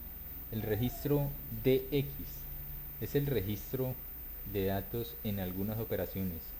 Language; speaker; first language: Spanish; native; Spanish